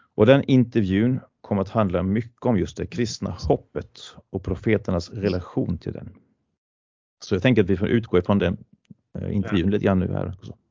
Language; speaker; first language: Swedish; native; Swedish